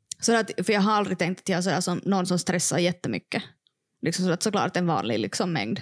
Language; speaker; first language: Swedish; non-native, local second language; Finnish